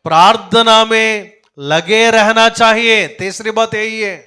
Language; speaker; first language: Hindi; non-native, local second language; Telugu